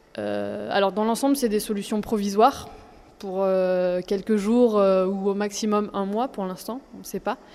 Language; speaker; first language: French; native; French